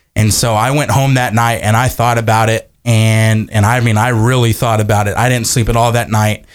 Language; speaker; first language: English; native; English